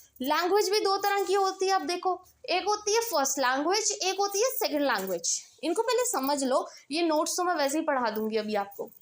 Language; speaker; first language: Hindi; non-native, local second language; Punjabi